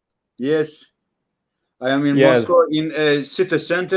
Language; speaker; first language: English; non-native, learner; Russian